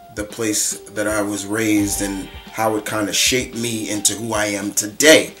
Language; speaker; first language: English; native; English